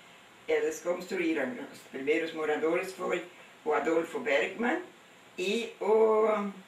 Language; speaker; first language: Portuguese; non-native, local second language; German